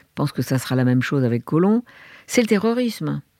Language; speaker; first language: French; native; French